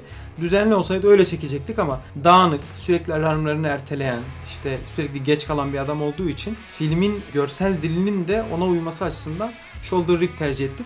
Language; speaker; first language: Turkish; native; Turkish